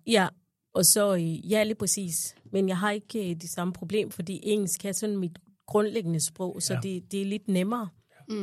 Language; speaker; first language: Danish; non-native, fluent; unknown